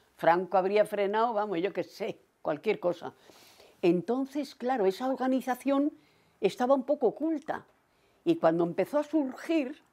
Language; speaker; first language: Spanish; native; Spanish